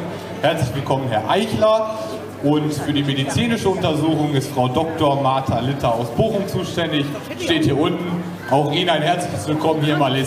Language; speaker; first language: German; native; German